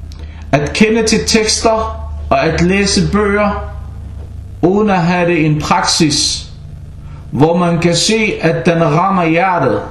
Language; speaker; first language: Danish; early bilingual, other home language; Arabic